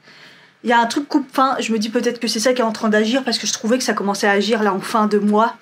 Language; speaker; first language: French; native; French